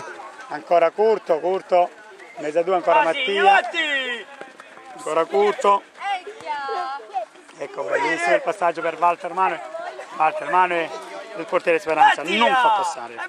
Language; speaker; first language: Italian; native; Italian